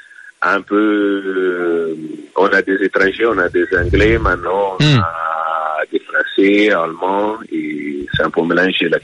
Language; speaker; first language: French; non-native, fluent; Italian